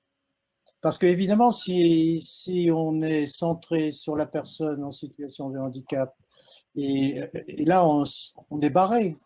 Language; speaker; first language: French; native; French